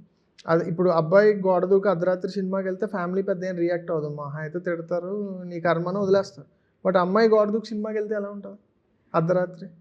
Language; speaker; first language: Telugu; native; Telugu